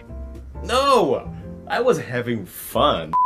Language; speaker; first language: English; non-native, fluent; Indonesian